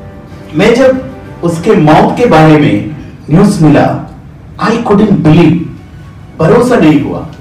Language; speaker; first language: Hindi; non-native, fluent; Bangla